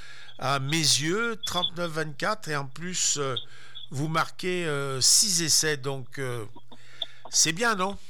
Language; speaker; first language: French; native; French